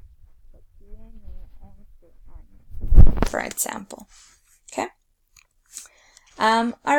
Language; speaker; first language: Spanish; early bilingual, heritage; Spanish